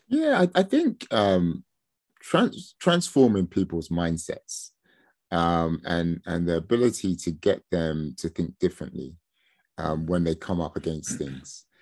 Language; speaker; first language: English; early bilingual, other home language; Yoruba